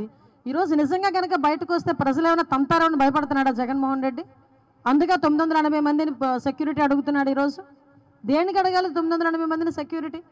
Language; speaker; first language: Telugu; native; Telugu